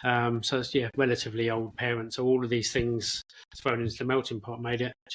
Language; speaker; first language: English; native; English